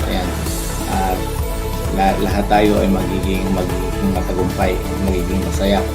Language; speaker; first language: Filipino; native; Filipino